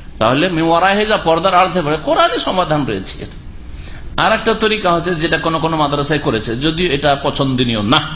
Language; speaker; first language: Bangla; native; Bangla